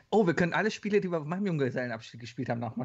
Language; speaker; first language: German; native; German